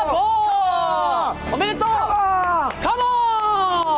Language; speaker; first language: Japanese; native; Japanese